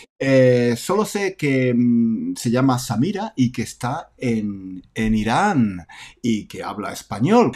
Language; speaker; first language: Spanish; native; Spanish